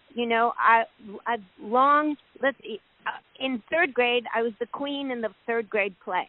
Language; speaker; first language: English; native; English